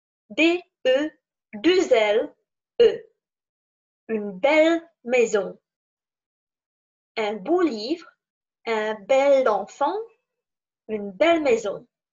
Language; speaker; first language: French; non-native, fluent; Czech